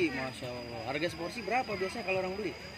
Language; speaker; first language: Indonesian; native; Indonesian